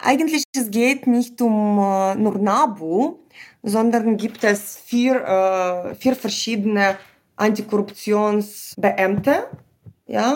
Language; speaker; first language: German; non-native, fluent; Ukrainian